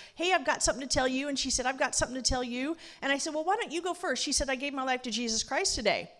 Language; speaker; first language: English; native; English